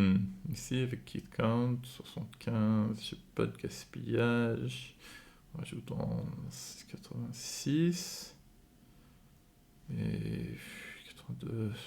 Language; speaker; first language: French; non-native, fluent; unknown